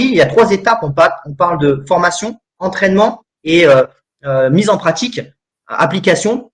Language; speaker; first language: French; native; French